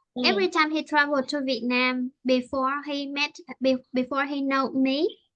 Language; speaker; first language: English; non-native, fluent; Vietnamese